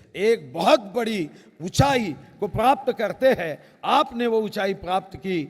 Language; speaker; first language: Hindi; non-native, local second language; Marathi